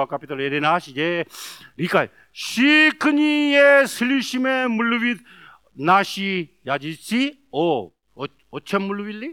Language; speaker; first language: Czech; non-native, learner; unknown